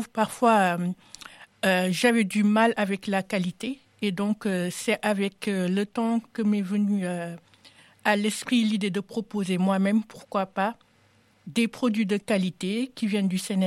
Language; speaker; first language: French; non-native, local second language; Wolof